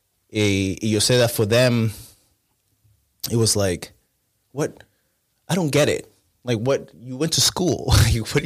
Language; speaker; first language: English; non-native, fluent; Spanish